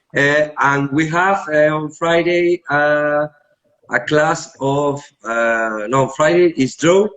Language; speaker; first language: English; non-native, learner; Catalan